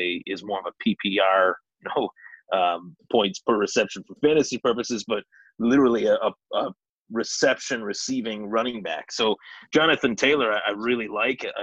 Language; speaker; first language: English; native; English